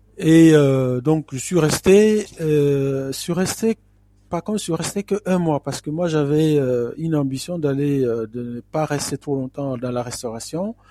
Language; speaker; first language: French; non-native, local second language; Fula